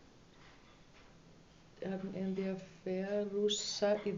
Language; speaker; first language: Greek; non-native, learner; German